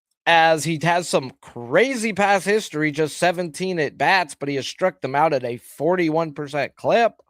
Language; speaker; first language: English; native; English